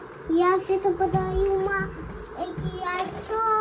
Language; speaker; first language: Russian; early bilingual, other home language; Armenian